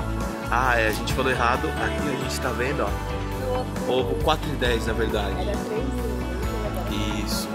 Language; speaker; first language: Portuguese; native; Portuguese